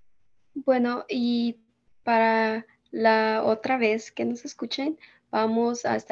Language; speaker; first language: Spanish; early bilingual, heritage; Spanish